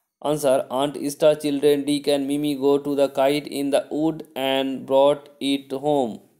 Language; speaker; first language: English; non-native, local second language; Bangla